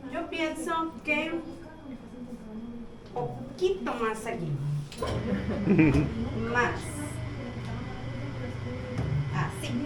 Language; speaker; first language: Spanish; non-native, learner; English